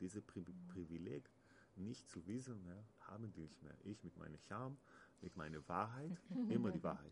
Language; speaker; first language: German; non-native, learner; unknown